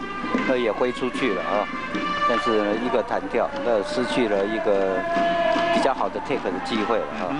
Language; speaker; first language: Chinese; native; Chinese